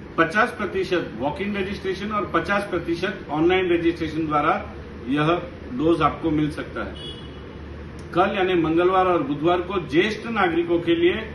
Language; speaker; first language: Hindi; non-native, local second language; Gujarati